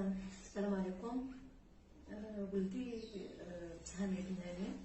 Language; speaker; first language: Arabic; native; Arabic